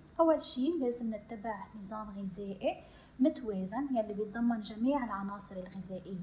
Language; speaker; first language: Arabic; native; Arabic